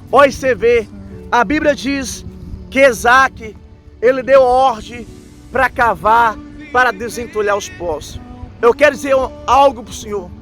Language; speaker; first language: Portuguese; native; Portuguese